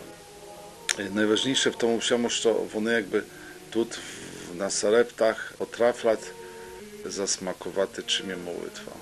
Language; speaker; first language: Polish; non-native, local second language; Rusyn